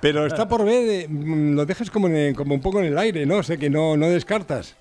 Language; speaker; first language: Spanish; native; Spanish